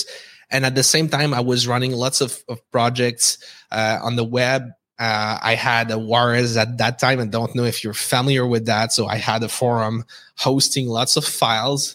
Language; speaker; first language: English; non-native, fluent; French